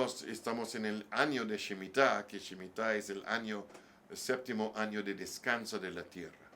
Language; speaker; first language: Spanish; non-native, learner; English